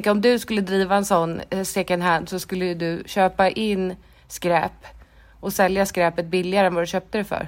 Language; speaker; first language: Swedish; native; Swedish